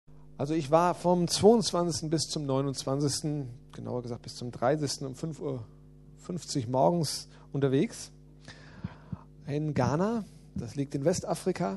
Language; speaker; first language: German; native; German